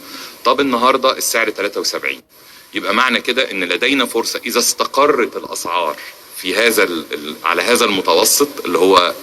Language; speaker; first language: Arabic; native; Arabic